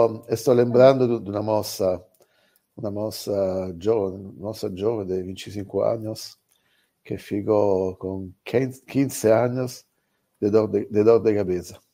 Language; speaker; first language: Portuguese; non-native, learner; Italian